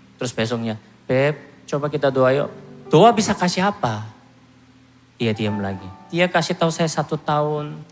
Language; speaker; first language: Indonesian; non-native, fluent; Korean